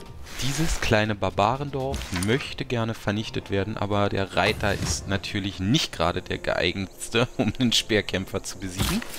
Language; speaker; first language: German; native; German